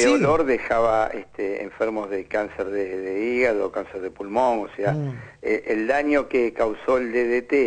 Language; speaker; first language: Spanish; native; Spanish